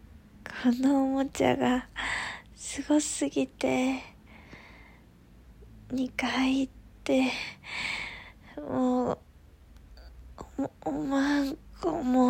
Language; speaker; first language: Japanese; native; Japanese